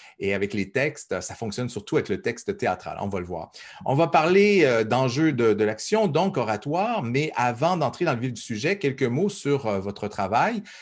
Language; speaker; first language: French; native; French